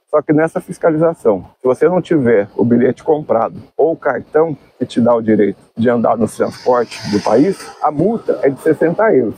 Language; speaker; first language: Portuguese; native; Portuguese